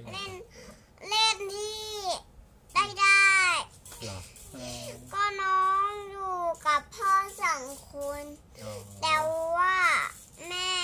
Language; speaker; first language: Thai; native; Thai